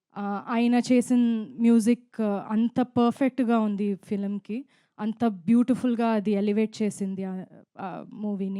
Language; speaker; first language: Telugu; non-native, fluent; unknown